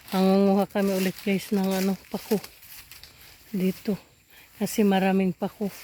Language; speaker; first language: Filipino; non-native, local second language; Waray